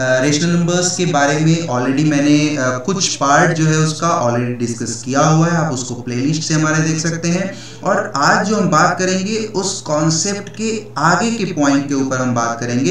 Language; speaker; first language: Hindi; native; Hindi